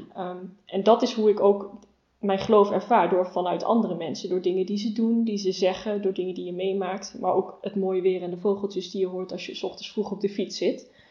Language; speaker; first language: Dutch; native; Dutch